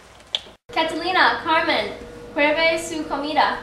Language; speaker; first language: Spanish; non-native, learner; English